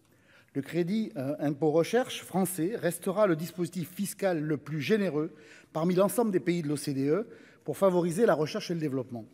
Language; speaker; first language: French; native; French